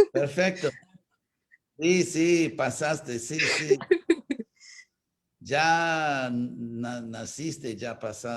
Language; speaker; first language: Spanish; non-native, fluent; English